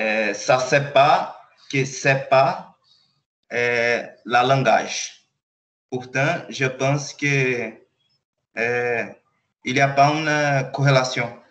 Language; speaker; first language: French; non-native, learner; Portuguese